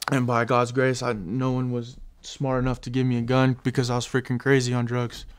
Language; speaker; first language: English; native; English